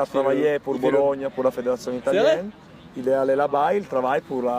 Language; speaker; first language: French; non-native, learner; Italian